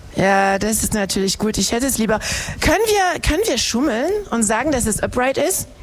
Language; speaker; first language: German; non-native, fluent; French